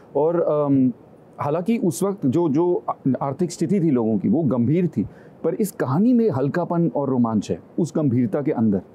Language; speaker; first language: Hindi; native; Hindi